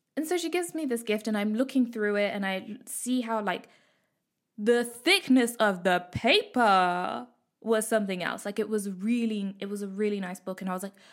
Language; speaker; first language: English; native; English